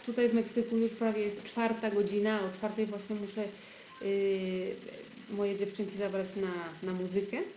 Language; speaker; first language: Polish; early bilingual, heritage; Polish